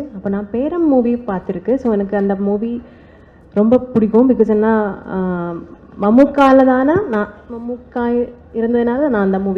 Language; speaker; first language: Tamil; non-native, learner; Malayalam